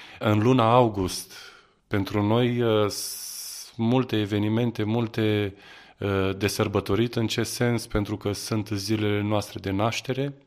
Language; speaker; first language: Romanian; native; Romanian